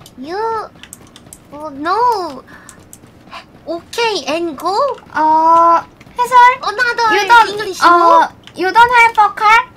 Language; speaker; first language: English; non-native, learner; Korean